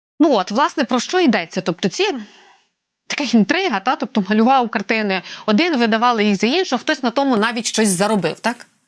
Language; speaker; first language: Ukrainian; native; Ukrainian